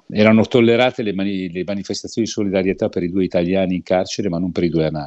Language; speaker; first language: Italian; native; Italian